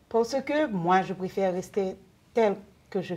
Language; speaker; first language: French; non-native, local second language; Haitian Creole